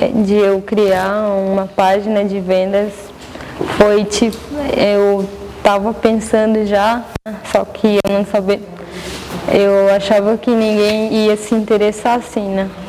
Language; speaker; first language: Portuguese; non-native, local second language; Guarani